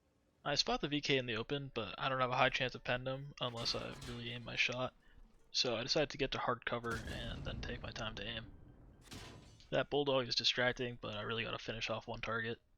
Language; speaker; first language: English; native; English